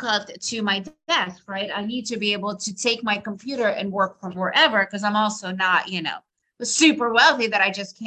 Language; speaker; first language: English; early bilingual, other home language; Russian